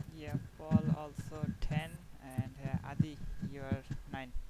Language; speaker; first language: English; non-native, learner; Bangla